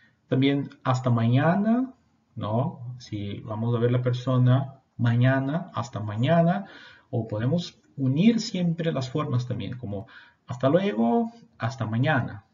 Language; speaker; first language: Spanish; non-native, fluent; Portuguese